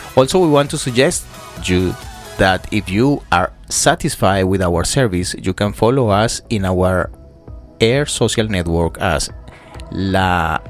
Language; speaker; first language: English; non-native, learner; Spanish